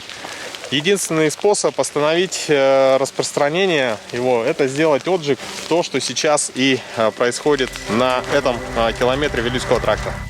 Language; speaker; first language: Russian; native; Russian